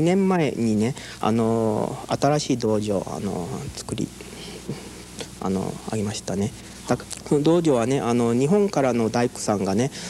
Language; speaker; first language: Japanese; early bilingual, heritage; English